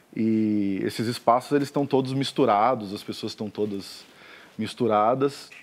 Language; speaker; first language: Portuguese; native; Portuguese